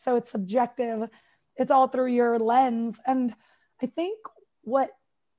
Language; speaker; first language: English; native; English